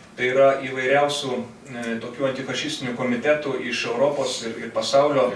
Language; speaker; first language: Lithuanian; non-native, local second language; Russian